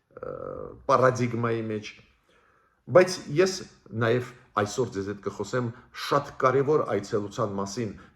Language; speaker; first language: Armenian; native; Armenian